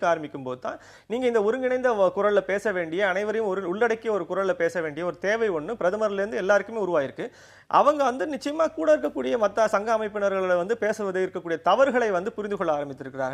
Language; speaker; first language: Tamil; native; Tamil